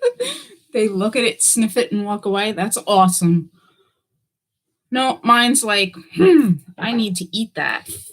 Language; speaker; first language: English; native; English